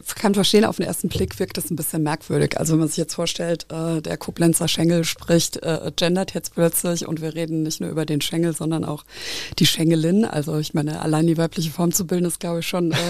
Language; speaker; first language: German; native; German